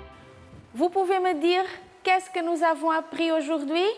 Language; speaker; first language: French; non-native, fluent; Portuguese